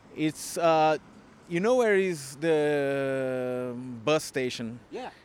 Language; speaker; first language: English; non-native, fluent; Portuguese